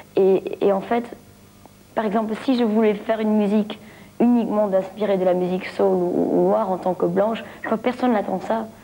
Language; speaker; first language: French; non-native, local second language; Dutch